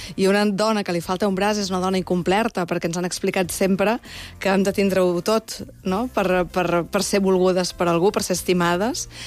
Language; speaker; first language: Catalan; native; Catalan